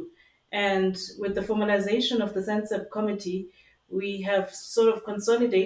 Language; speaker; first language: English; non-native, local second language; Zulu